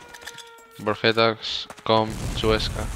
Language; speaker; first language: English; non-native, learner; Spanish